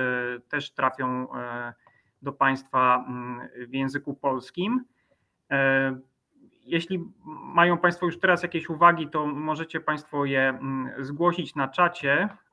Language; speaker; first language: Polish; native; Polish